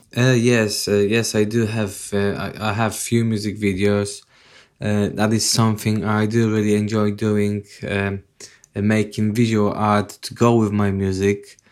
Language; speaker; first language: English; non-native, fluent; Polish